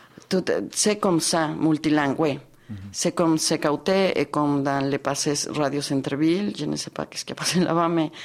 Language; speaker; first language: French; non-native, fluent; Spanish